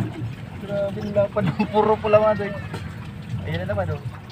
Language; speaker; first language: Filipino; native; Filipino